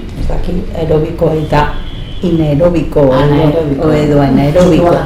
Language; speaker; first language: Basque; non-native, learner; Spanish